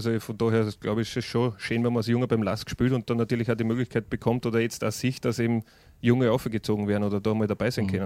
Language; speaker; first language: German; native; German